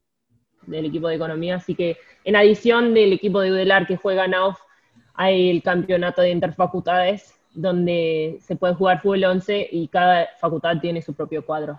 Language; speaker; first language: Spanish; native; Spanish